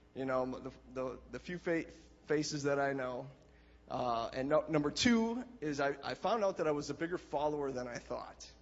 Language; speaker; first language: English; native; English